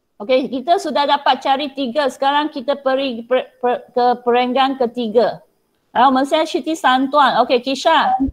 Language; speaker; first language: Malay; non-native, local second language; Chinese